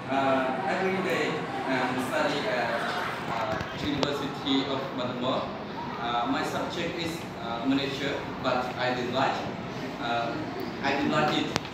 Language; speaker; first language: English; non-native, learner; Khmer